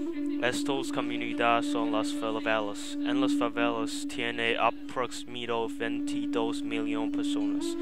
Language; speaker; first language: Spanish; non-native, learner; English